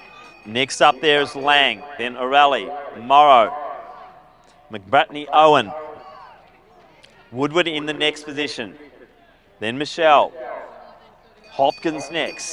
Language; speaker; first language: English; native; English